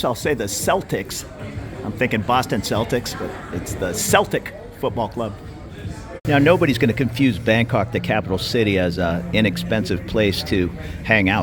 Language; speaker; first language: English; native; English